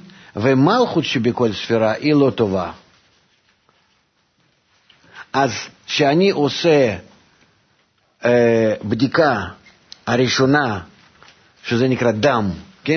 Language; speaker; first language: Hebrew; non-native, fluent; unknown